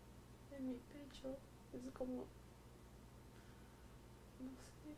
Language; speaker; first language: Spanish; native; Spanish